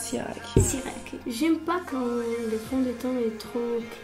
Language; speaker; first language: French; non-native, learner; Romanian